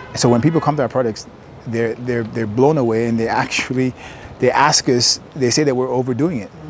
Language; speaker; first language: English; native; English